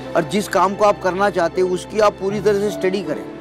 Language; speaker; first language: Hindi; non-native, local second language; Marathi